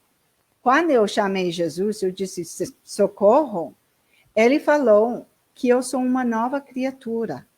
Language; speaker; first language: Portuguese; non-native, learner; English